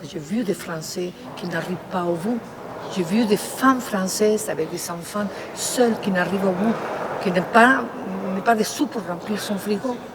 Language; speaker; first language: French; non-native, fluent; Spanish